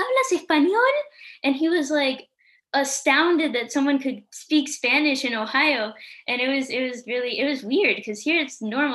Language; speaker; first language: English; early bilingual, other home language; Spanish